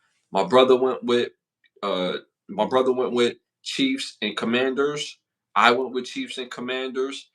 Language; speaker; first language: English; native; English